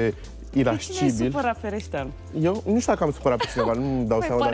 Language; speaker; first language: Romanian; native; Romanian